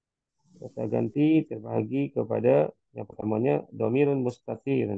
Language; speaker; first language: Indonesian; non-native, learner; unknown